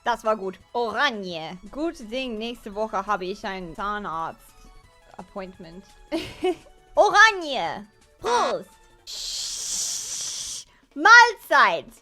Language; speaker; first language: German; non-native, learner; English